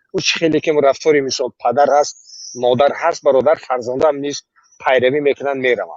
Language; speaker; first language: Persian; native; Persian